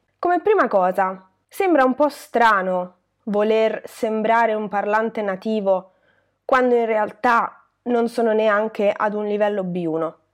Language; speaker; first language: Italian; native; Italian